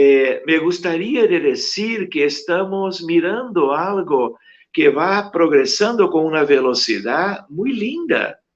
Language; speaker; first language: Spanish; non-native, fluent; Portuguese